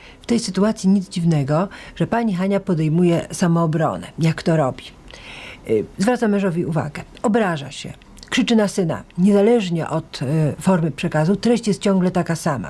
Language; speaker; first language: Polish; native; Polish